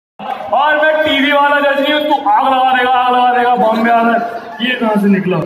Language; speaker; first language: Hindi; native; Hindi